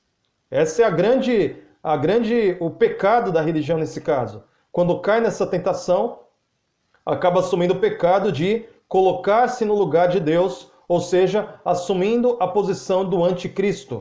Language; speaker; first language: Portuguese; native; Portuguese